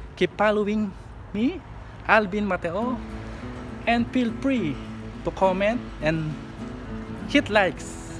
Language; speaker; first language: English; non-native, local second language; Filipino